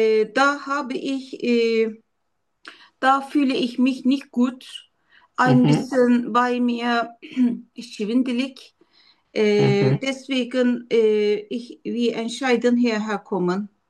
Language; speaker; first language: German; non-native, learner; Turkish